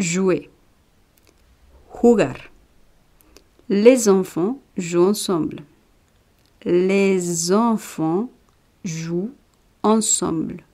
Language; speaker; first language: French; non-native, fluent; Spanish